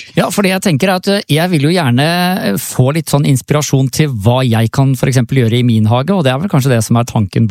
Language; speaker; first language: Norwegian; native; Norwegian